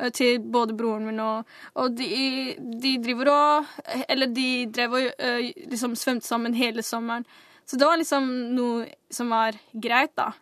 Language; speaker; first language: Norwegian; early bilingual, other home language; Somali